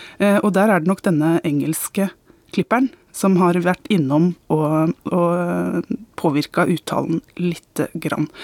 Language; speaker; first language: Norwegian; native; Norwegian